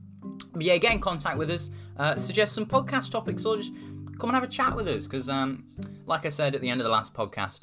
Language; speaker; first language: English; native; English